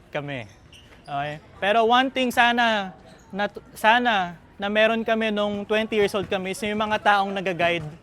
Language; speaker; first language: Filipino; native; Filipino